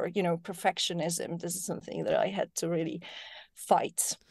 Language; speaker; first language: English; non-native, fluent; Polish